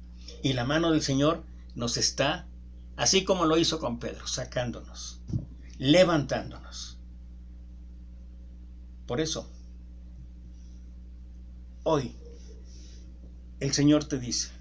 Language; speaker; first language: Spanish; native; Spanish